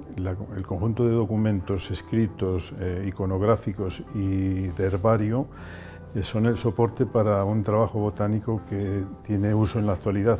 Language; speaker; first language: Spanish; native; Spanish